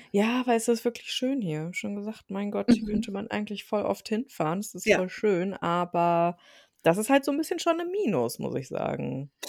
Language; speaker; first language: German; early bilingual, other home language; Turkish